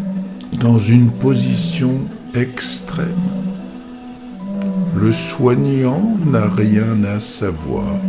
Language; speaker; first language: French; native; French